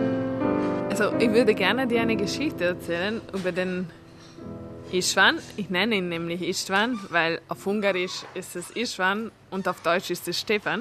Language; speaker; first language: German; early bilingual, heritage; German